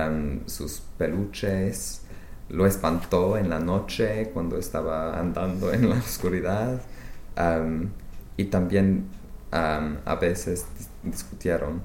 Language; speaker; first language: Spanish; non-native, fluent; English